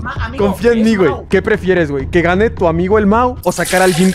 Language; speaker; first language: Spanish; native; Spanish